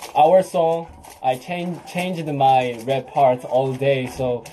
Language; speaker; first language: English; non-native, learner; Chinese